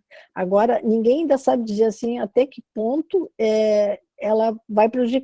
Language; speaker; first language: Portuguese; native; Portuguese